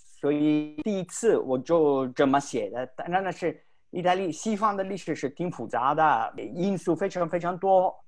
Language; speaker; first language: Chinese; non-native, fluent; Italian